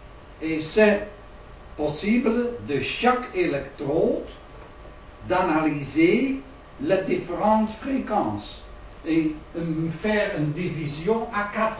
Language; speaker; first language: French; non-native, learner; Dutch